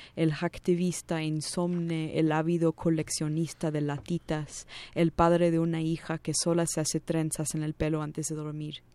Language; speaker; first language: Spanish; non-native, fluent; English